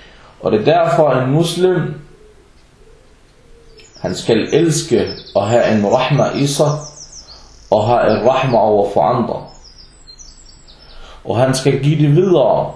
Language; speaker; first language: Danish; non-native, fluent; Arabic